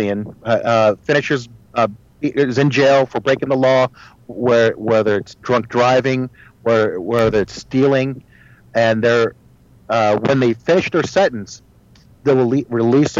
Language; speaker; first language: English; early bilingual, other home language; Spanish